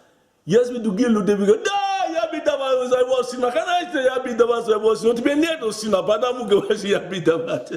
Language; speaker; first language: Russian; non-native, learner; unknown